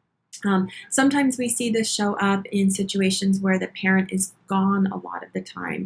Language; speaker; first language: English; native; English